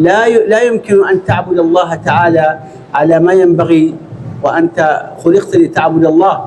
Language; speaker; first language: Arabic; native; Arabic